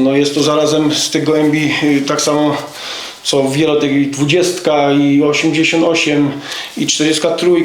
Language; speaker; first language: Polish; native; Polish